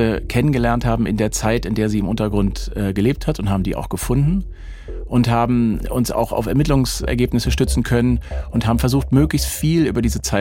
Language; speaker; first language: German; native; German